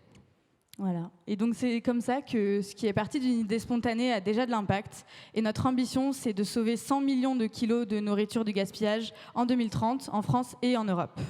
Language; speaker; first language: French; native; French